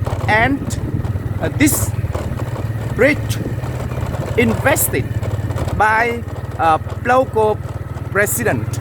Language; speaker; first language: English; non-native, learner; Vietnamese